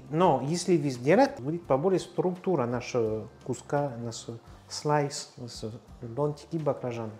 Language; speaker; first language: Russian; non-native, learner; French